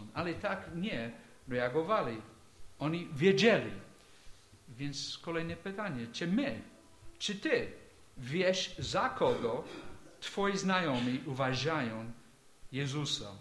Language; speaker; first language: Polish; non-native, fluent; English